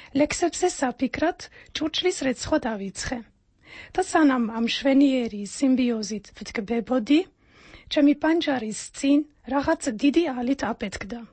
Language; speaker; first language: Georgian; non-native, fluent; Dutch